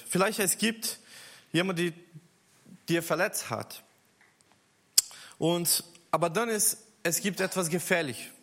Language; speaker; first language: German; non-native, learner; Portuguese